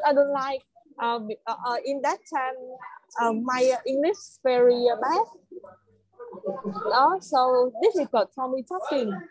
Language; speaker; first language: English; non-native, learner; Vietnamese